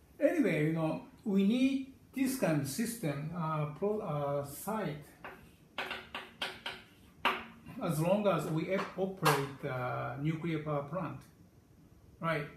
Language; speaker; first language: English; non-native, learner; Japanese